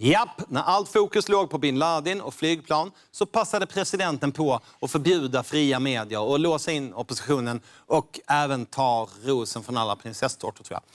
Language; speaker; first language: Swedish; native; Swedish